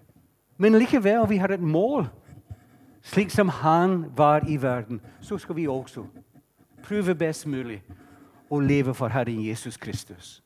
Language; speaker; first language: Norwegian; non-native, fluent; English